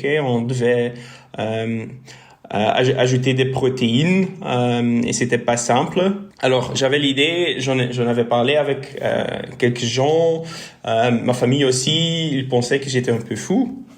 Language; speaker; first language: French; non-native, local second language; Dutch